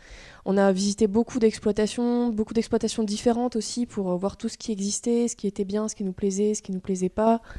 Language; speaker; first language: French; native; French